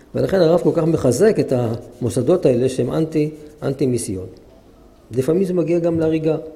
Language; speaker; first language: Hebrew; native; Hebrew